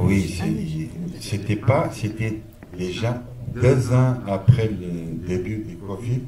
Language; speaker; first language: French; non-native, fluent; Portuguese